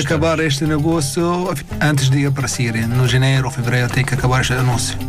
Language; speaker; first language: Portuguese; non-native, learner; Arabic